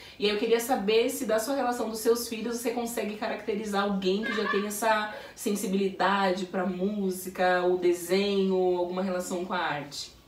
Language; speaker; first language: Portuguese; native; Portuguese